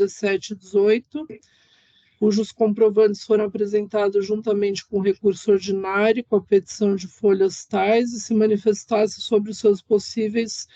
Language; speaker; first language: Portuguese; native; Portuguese